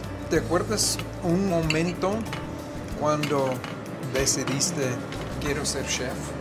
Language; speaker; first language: Spanish; non-native, fluent; English